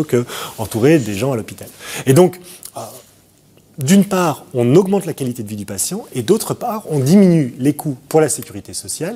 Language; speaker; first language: French; native; French